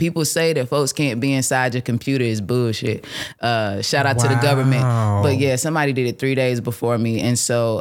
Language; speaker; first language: English; native; English